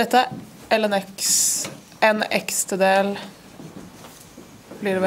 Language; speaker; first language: Norwegian; native; Norwegian